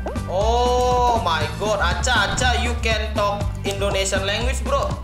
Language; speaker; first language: English; non-native, learner; Indonesian